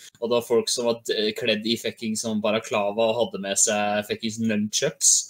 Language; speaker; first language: Norwegian; native; Norwegian